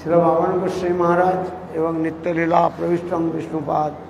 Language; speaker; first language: Hindi; non-native, local second language; Bangla